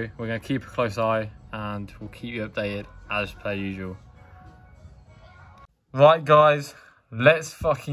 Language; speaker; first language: English; native; English